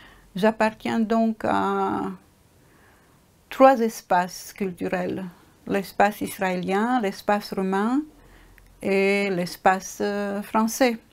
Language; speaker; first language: French; non-native, fluent; Romanian